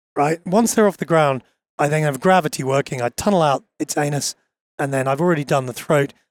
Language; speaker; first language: English; native; English